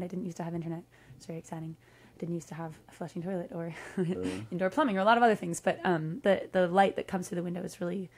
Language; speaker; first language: English; native; English